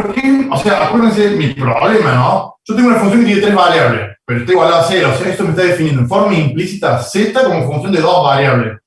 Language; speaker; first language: Spanish; native; Spanish